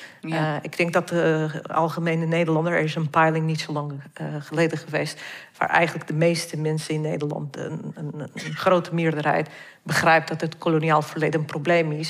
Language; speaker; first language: Dutch; non-native, fluent; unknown